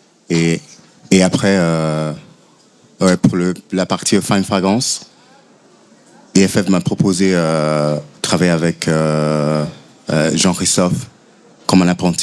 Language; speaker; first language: French; non-native, fluent; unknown